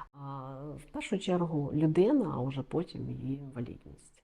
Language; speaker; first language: Ukrainian; native; Ukrainian